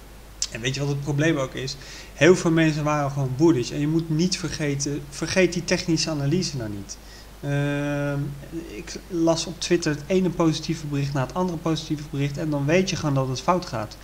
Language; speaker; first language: Dutch; native; Dutch